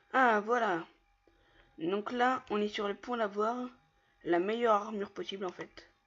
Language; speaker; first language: French; native; French